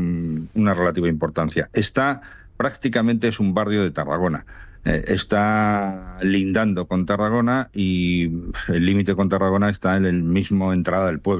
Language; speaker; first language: Spanish; native; Spanish